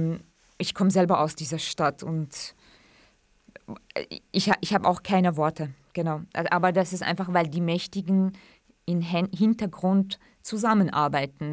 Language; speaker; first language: German; non-native, fluent; Kurdish